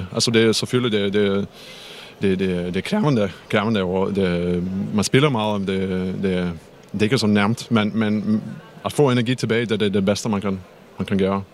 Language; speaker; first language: Danish; non-native, fluent; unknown